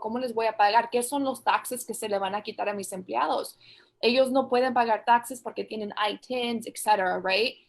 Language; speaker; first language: Spanish; early bilingual, heritage; Spanish